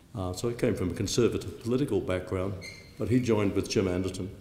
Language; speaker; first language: English; native; English